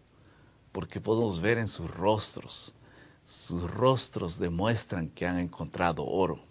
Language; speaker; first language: Spanish; non-native, fluent; Portuguese